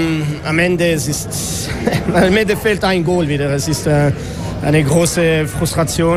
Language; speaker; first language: German; non-native, local second language; French